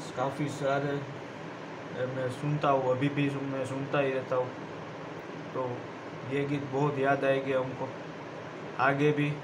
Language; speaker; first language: Hindi; non-native, local second language; Gujarati